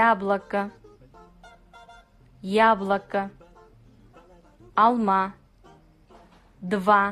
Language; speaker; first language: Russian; non-native, fluent; Kazakh